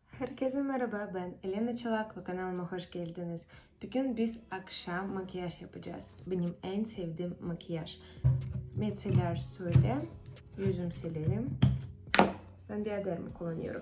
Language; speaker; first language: Turkish; non-native, fluent; Russian